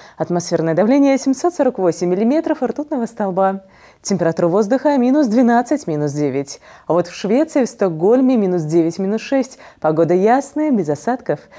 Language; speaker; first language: Russian; native; Russian